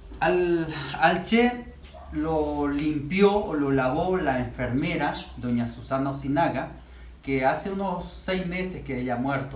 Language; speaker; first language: Spanish; native; Spanish